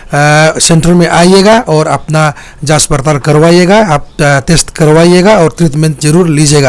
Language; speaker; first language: Hindi; non-native, local second language; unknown